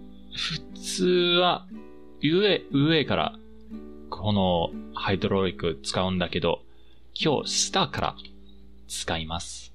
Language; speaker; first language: Japanese; non-native, fluent; English